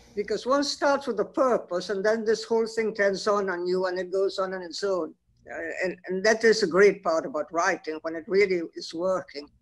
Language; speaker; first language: English; non-native, fluent; Spanish